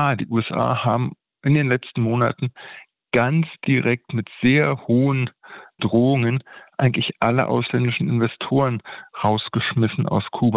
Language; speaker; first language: German; native; German